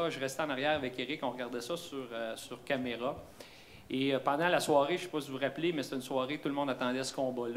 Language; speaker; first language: French; native; French